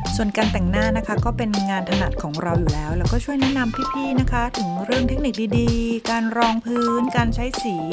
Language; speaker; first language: Thai; native; Thai